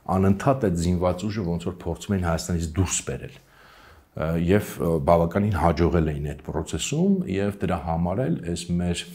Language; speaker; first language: Armenian; native; Armenian